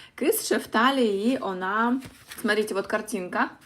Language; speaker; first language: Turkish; non-native, learner; Russian